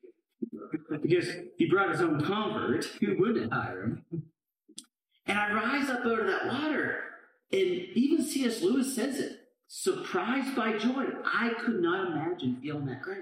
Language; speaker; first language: English; native; English